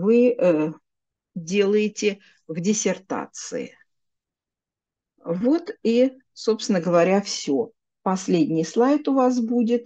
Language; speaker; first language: Russian; native; Russian